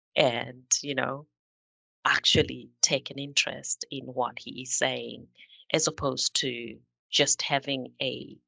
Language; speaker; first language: English; non-native, local second language; Shona